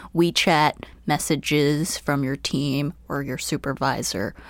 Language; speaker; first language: English; early bilingual, other home language; Chinese